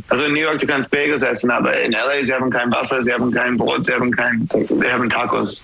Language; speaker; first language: German; non-native, learner; English